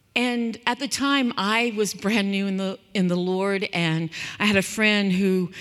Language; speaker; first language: English; native; English